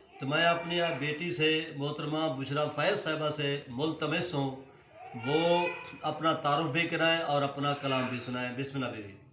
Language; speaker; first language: Urdu; non-native, local second language; Saraiki